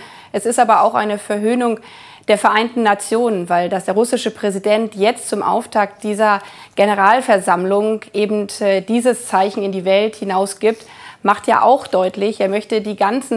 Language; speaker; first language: German; native; German